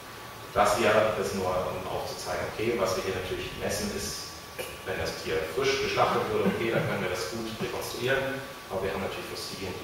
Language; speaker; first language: German; native; German